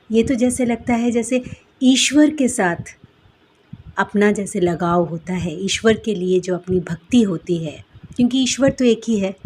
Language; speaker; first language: Hindi; non-native, local second language; Bangla